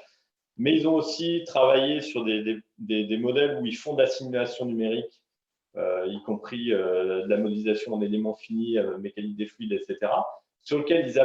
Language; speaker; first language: French; native; French